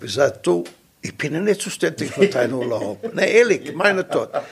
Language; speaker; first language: German; non-native, local second language; Italian